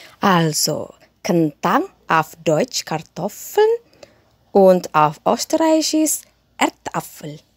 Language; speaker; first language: German; non-native, fluent; Indonesian